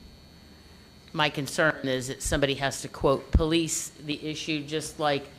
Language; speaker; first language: English; native; English